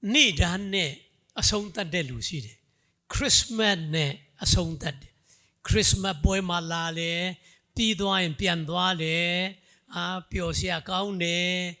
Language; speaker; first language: Burmese; non-native, local second language; Hakha Chin